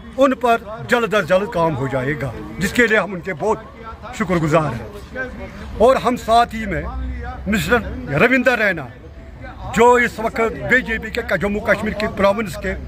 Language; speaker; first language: Urdu; non-native, local second language; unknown